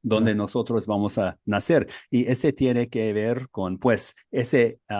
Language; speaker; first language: Spanish; non-native, learner; English